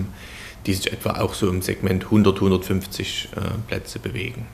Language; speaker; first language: German; native; German